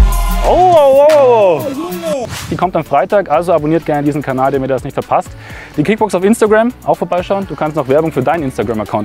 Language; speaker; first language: German; native; German